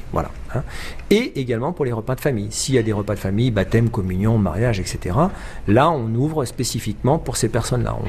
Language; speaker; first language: French; native; French